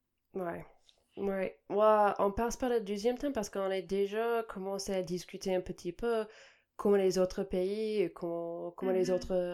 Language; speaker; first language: French; non-native, fluent; English